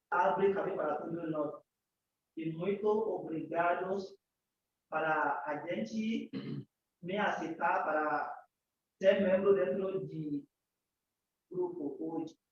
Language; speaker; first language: Portuguese; non-native, learner; Yoruba